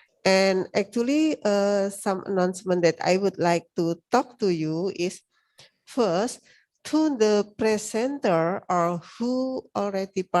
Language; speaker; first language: English; non-native, learner; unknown